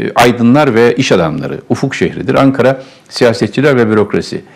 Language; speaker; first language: Turkish; native; Turkish